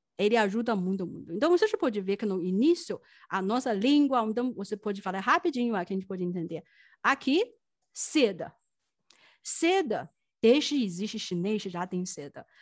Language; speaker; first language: Portuguese; non-native, fluent; Chinese